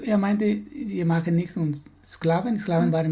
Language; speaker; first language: German; non-native, learner; Hindi